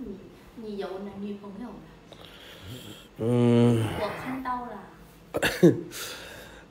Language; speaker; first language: Chinese; non-native, learner; Vietnamese